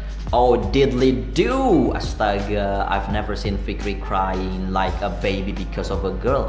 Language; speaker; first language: English; non-native, fluent; Indonesian